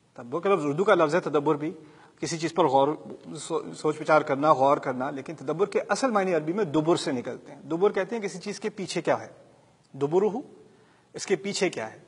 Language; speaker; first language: Urdu; early bilingual, heritage; Urdu